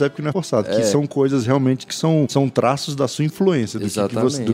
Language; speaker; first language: Portuguese; native; Portuguese